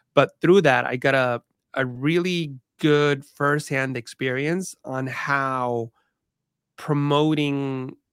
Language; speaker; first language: English; early bilingual, other home language; Spanish